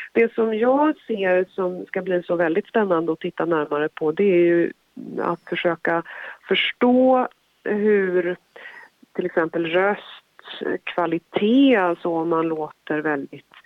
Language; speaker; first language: Swedish; native; Swedish